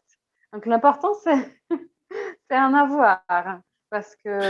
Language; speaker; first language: French; non-native, fluent; Portuguese